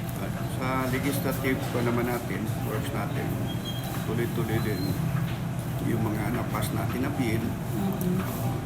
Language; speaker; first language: Filipino; non-native, local second language; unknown